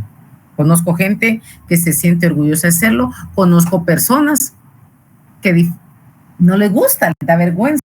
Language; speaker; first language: Spanish; native; Spanish